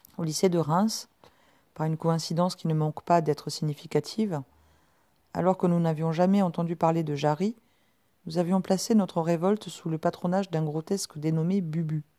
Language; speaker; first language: French; native; French